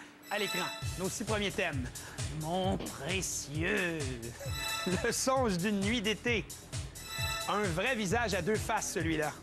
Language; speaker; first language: French; native; French